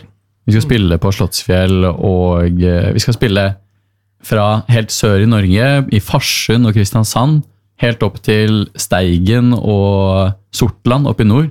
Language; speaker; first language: Norwegian; native; Norwegian